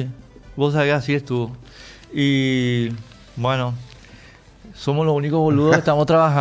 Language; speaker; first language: Spanish; native; Spanish